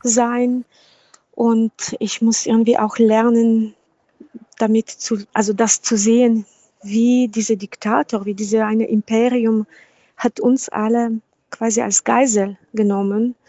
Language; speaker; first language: German; non-native, fluent; Ukrainian